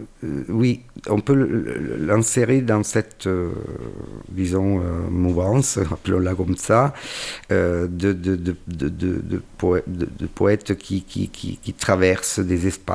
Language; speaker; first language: French; non-native, fluent; Italian